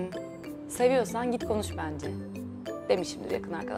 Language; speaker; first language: Turkish; native; Turkish